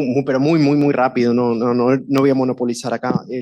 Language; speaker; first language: Spanish; native; Spanish